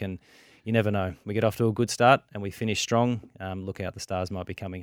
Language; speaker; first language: English; native; English